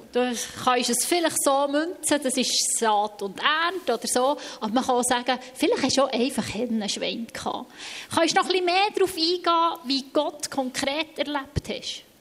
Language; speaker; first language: German; native; German